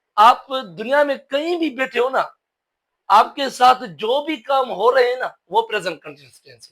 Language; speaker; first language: Urdu; non-native, local second language; Sindhi